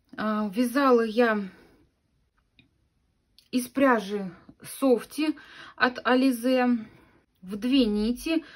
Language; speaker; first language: Russian; native; Russian